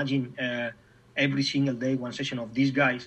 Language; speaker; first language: English; non-native, fluent; Spanish